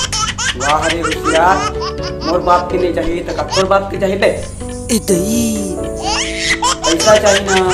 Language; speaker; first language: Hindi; non-native, local second language; Chhattisgarhi